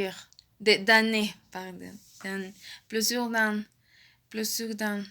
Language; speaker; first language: French; non-native, learner; Spanish